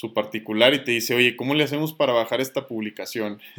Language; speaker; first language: Spanish; native; Spanish